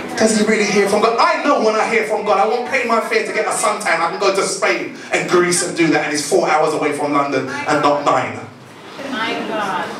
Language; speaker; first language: English; native; English